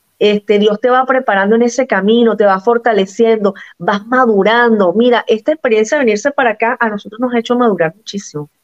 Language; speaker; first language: Spanish; native; Spanish